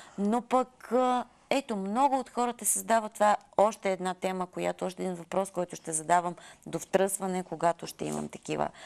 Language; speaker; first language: Bulgarian; native; Bulgarian